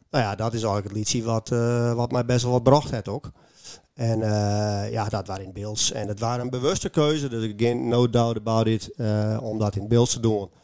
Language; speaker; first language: Dutch; native; Dutch